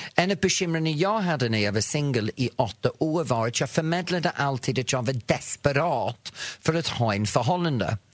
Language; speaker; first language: Swedish; non-native, fluent; English